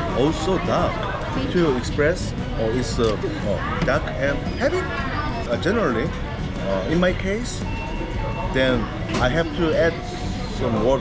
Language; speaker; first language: English; non-native, learner; Korean